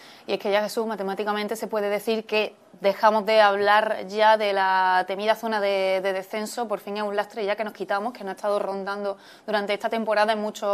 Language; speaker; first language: Spanish; native; Spanish